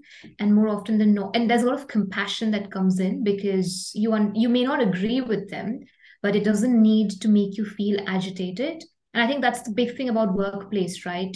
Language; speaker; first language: English; non-native, local second language; Hindi